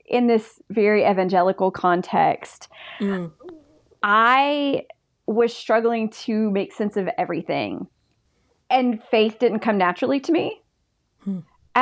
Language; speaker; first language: English; native; English